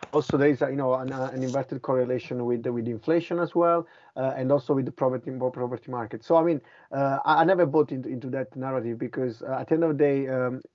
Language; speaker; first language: English; non-native, fluent; Italian